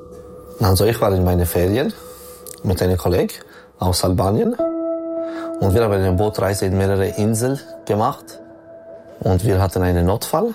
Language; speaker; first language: German; non-native, local second language; French